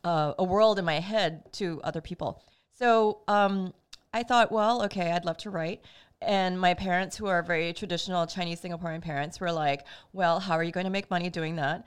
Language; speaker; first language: English; native; English